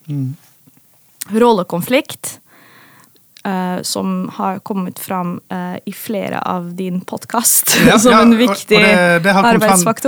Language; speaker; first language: Norwegian; non-native, fluent; Dutch